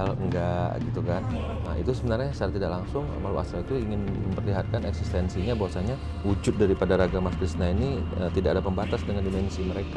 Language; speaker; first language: Indonesian; native; Indonesian